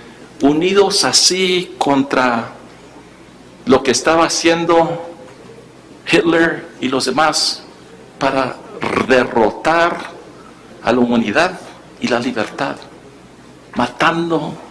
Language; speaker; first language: Spanish; early bilingual, heritage; Spanish